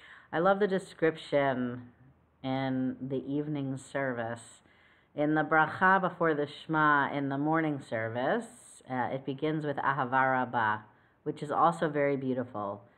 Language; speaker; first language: English; native; English